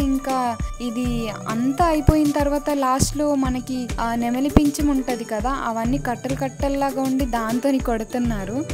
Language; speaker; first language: Telugu; non-native, local second language; Lambadi